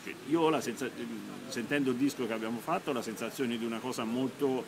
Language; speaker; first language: Italian; native; Italian